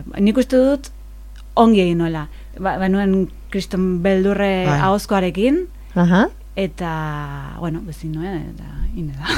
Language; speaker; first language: Basque; non-native, local second language; Spanish